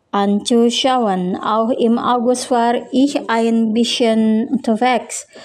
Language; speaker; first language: German; non-native, fluent; Indonesian